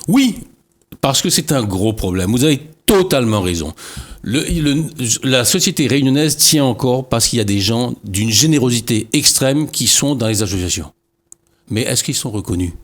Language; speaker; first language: French; native; French